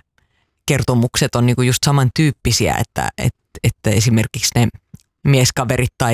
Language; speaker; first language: Finnish; native; Finnish